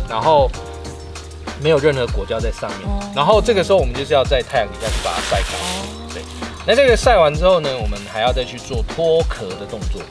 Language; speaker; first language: Chinese; native; Chinese